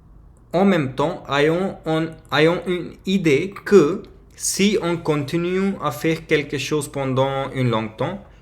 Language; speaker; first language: French; non-native, learner; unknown